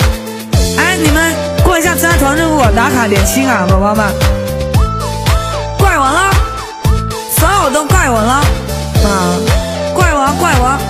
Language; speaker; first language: Chinese; non-native, local second language; Min Nan Chinese